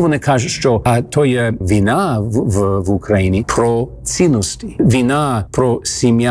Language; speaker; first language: Ukrainian; early bilingual, heritage; English